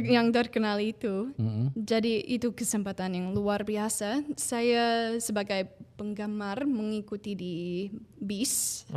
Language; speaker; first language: Indonesian; non-native, fluent; English